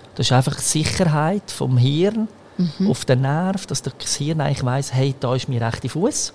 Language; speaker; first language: German; early bilingual, other home language; Croatian